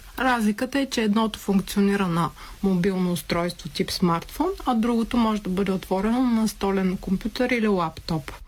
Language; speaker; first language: Bulgarian; native; Bulgarian